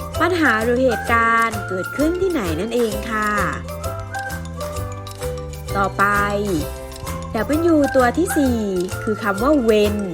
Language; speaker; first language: Thai; native; Thai